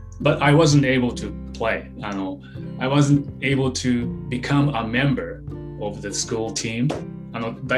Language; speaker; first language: English; non-native, fluent; Japanese